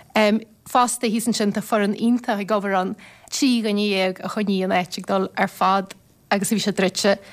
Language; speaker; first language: Irish; native; Irish